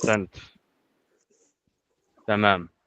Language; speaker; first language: Arabic; non-native, fluent; Urdu